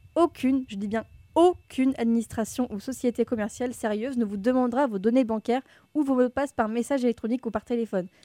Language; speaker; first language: French; native; French